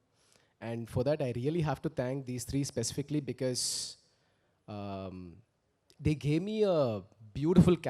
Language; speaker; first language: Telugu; early bilingual, heritage; Telugu